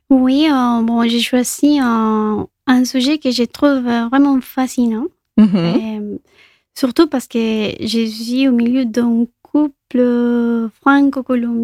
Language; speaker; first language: French; non-native, local second language; Spanish